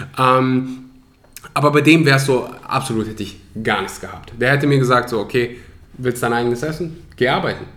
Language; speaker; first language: German; early bilingual, other home language; Russian